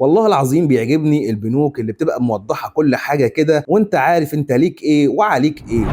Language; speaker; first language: Arabic; native; Arabic